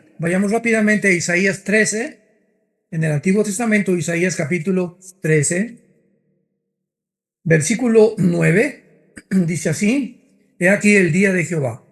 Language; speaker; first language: Spanish; native; Spanish